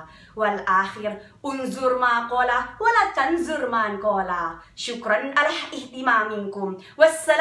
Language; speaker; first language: Arabic; non-native, learner; Indonesian